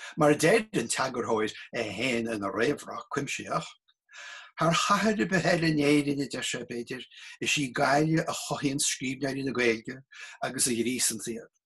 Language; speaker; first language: Irish; native; Irish